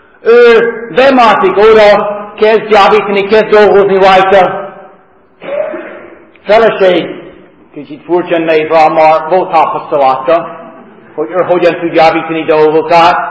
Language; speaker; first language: Hungarian; non-native, fluent; English